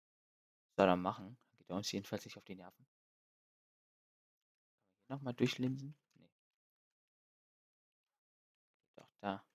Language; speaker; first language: German; native; German